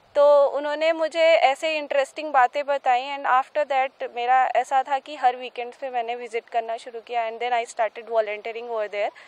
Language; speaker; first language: Hindi; native; Hindi